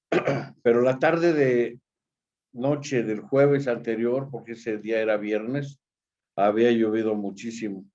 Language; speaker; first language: Spanish; native; Spanish